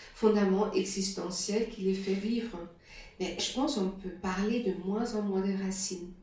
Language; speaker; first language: French; non-native, fluent; German